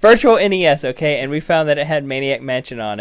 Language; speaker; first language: English; native; English